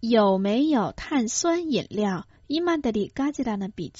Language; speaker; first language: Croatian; non-native, fluent; Chinese